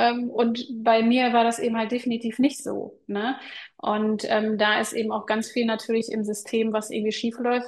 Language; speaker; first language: German; native; German